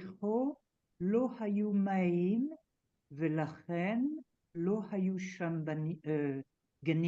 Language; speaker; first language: Hebrew; non-native, learner; French